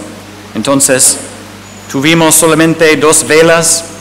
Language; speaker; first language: Spanish; non-native, fluent; English